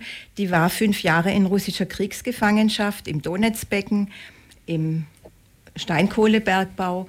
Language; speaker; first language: German; native; German